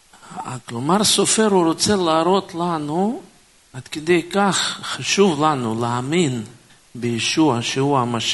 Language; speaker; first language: Hebrew; non-native, fluent; Russian